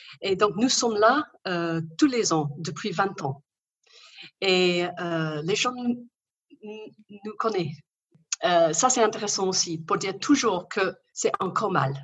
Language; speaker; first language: French; non-native, learner; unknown